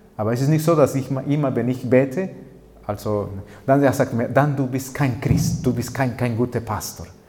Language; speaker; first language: German; non-native, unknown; Spanish